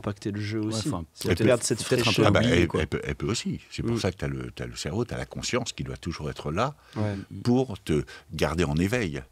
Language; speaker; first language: French; native; French